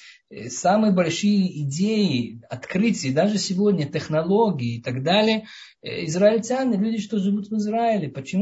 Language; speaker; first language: Russian; early bilingual, heritage; Russian